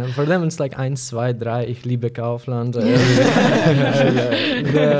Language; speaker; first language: English; non-native, fluent; Latvian